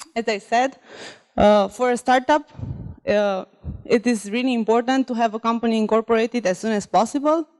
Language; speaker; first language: English; non-native, fluent; Romanian